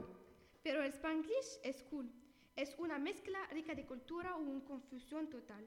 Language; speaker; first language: Spanish; non-native, learner; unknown